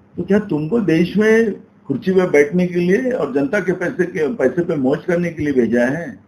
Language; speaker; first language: Hindi; non-native, local second language; Marathi